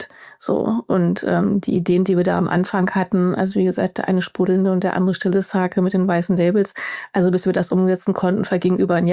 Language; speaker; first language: German; native; German